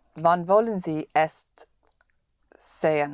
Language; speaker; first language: German; non-native, learner; English